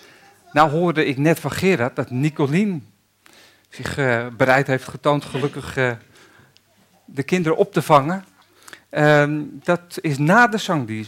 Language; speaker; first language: Dutch; native; Dutch